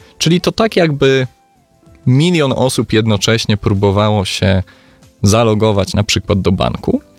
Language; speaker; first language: Polish; native; Polish